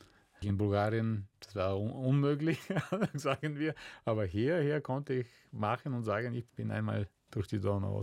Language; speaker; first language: German; non-native, fluent; Bulgarian